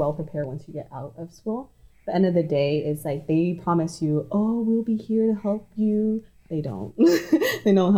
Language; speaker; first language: English; non-native, local second language; Cantonese